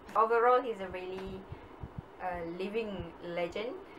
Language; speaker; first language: English; non-native, local second language; Malay